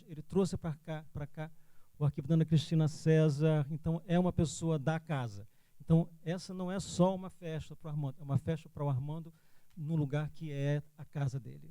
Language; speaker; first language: Portuguese; native; Portuguese